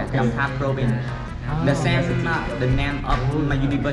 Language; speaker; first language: English; non-native, learner; Vietnamese